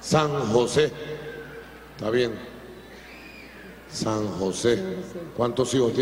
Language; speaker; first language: Spanish; native; Spanish